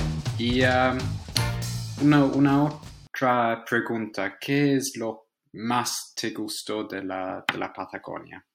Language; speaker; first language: Spanish; non-native, fluent; English